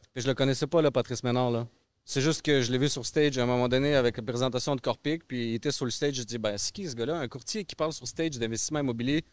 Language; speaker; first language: French; early bilingual, other home language; Russian